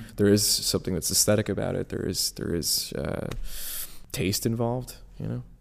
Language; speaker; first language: English; native; English